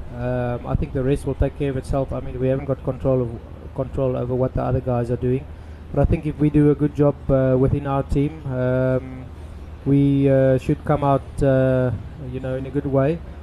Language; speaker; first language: English; non-native, local second language; Afrikaans